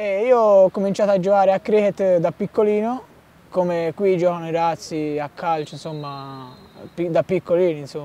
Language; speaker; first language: Italian; early bilingual, other home language; Punjabi